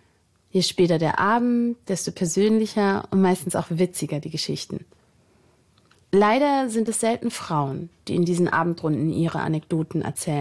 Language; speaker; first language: German; native; German